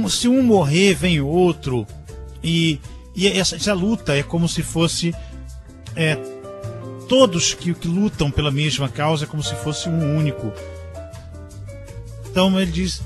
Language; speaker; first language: Portuguese; native; Portuguese